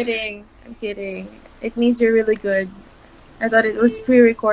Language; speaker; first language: English; non-native, local second language; Filipino